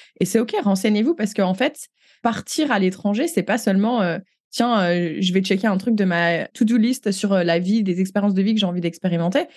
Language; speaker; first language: French; native; French